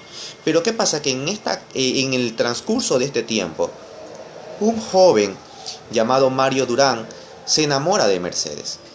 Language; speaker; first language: Spanish; native; Spanish